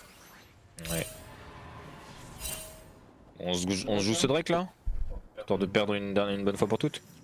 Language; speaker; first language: French; native; French